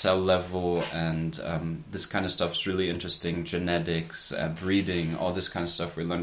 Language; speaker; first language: English; native; English